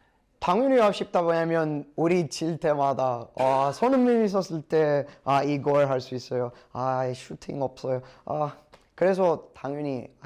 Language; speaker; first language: Korean; non-native, learner; English